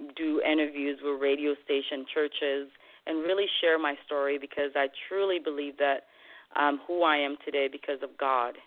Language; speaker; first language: English; non-native, fluent; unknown